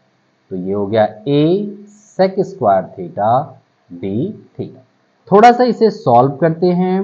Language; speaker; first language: Hindi; native; Hindi